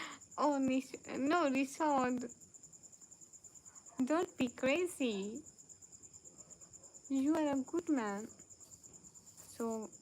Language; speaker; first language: English; non-native, learner; Urdu